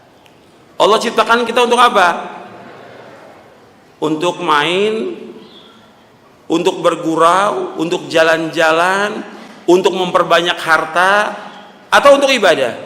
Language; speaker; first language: Indonesian; native; Indonesian